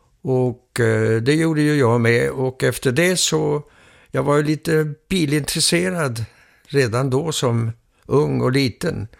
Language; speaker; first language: Swedish; early bilingual, heritage; Swedish